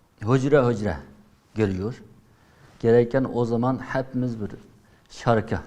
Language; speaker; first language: Turkish; non-native, learner; Uyghur